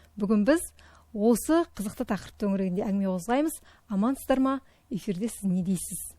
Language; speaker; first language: Kazakh; native; Kazakh